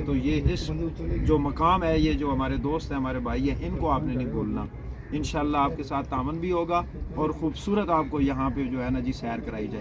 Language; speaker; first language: Urdu; native; Urdu